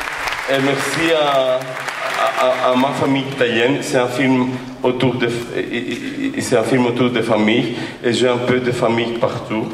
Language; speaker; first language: French; non-native, fluent; Greek